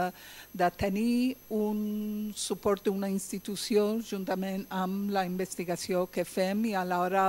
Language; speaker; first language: Catalan; non-native, fluent; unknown